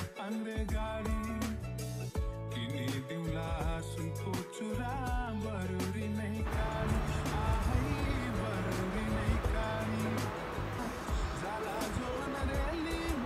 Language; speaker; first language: Nepali; early bilingual, heritage; Hindi